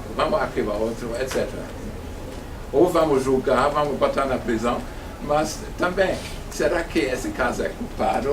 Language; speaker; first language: Portuguese; non-native, fluent; German